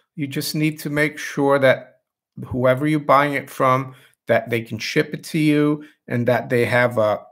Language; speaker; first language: English; non-native, fluent; Portuguese